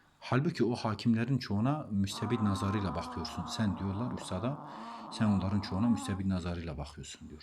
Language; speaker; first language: Turkish; native; Turkish